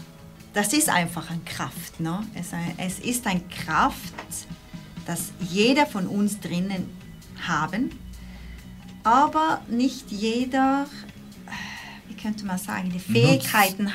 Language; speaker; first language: German; non-native, local second language; Italian